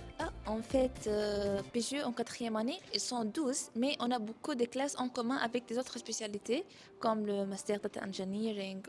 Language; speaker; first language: French; non-native, fluent; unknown